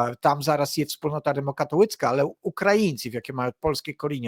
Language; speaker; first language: Polish; non-native, learner; Ukrainian